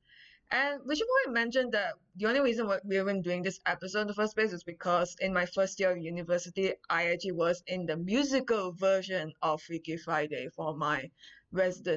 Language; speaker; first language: English; non-native, local second language; Chinese